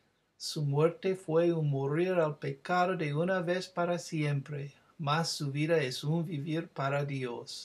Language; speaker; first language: Spanish; non-native, fluent; English